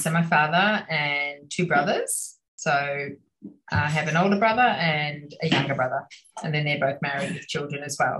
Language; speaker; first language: English; native; English